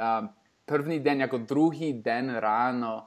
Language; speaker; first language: Czech; non-native, learner; English